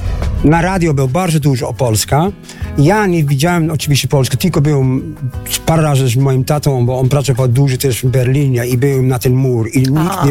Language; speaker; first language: Polish; early bilingual, heritage; Dutch